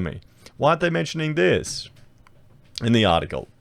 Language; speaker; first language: English; native; English